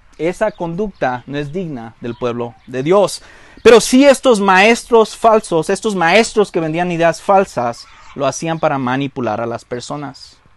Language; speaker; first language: Spanish; early bilingual, heritage; Spanish